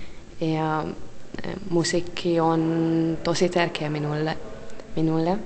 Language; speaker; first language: Finnish; non-native, learner; Hungarian